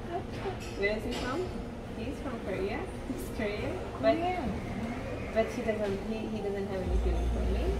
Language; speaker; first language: English; early bilingual, other home language; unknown